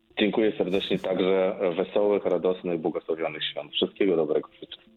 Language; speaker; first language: Polish; native; Polish